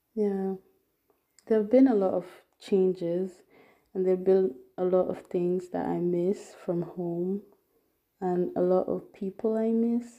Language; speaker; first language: English; non-native, local second language; Yoruba